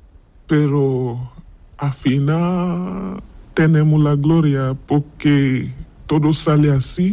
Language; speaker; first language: Spanish; non-native, learner; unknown